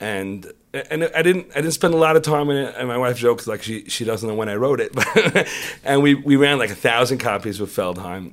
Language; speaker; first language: English; native; English